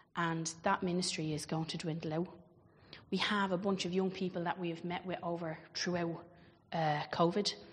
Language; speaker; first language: English; native; English